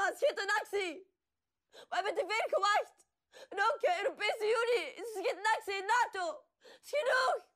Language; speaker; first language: Dutch; non-native, learner; Arabic